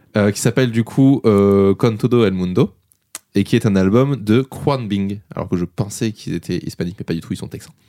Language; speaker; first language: French; native; French